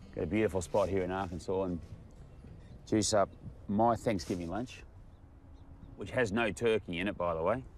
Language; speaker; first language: English; native; English